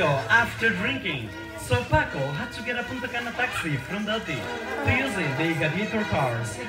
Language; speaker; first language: English; non-native, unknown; Spanish